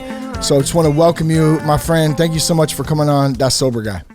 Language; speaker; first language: English; native; English